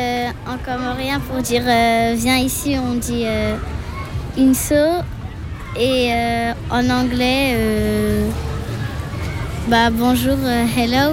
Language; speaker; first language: French; early bilingual, other home language; Comorian